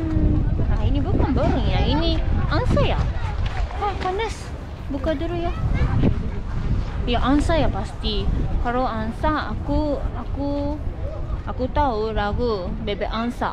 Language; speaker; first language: Indonesian; non-native, fluent; Japanese